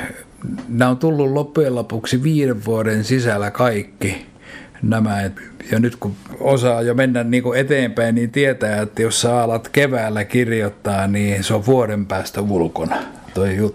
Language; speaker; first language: Finnish; native; Finnish